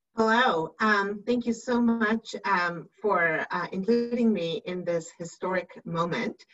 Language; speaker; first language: English; native; English